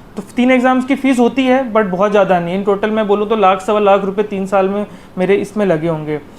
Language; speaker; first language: Hindi; native; Hindi